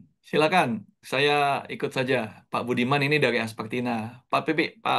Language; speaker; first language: Indonesian; native; Indonesian